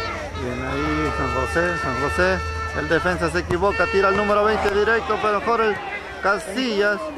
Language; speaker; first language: Spanish; native; Spanish